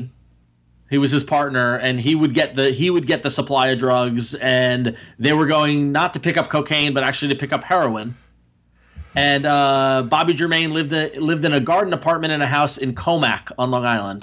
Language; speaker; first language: English; native; English